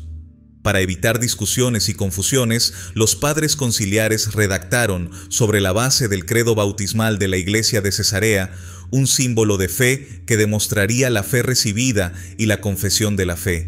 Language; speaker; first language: Spanish; native; Spanish